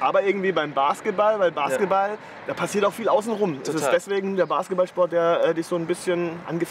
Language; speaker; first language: German; native; German